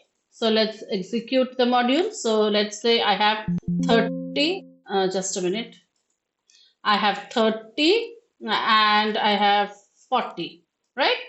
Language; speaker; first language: English; non-native, local second language; Hindi